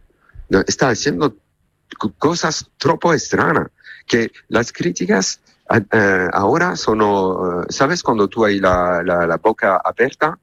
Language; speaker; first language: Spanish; non-native, learner; Italian